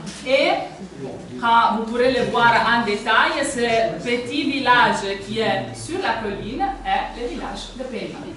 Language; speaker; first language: French; non-native, fluent; Italian